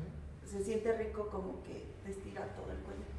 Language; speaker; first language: Spanish; native; Spanish